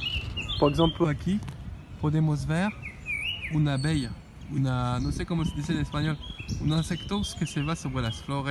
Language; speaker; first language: Spanish; non-native, fluent; French